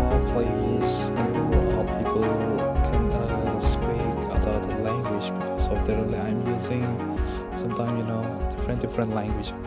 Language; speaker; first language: English; non-native, learner; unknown